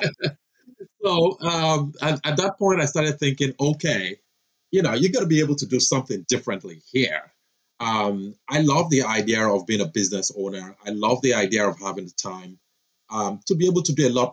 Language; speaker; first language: English; non-native, local second language; Yoruba